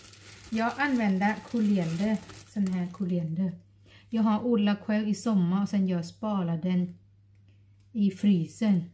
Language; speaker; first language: Swedish; non-native, learner; Thai